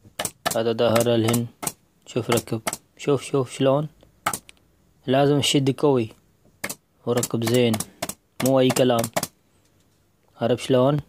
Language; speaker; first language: Arabic; non-native, learner; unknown